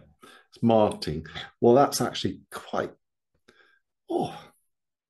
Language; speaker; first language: English; native; English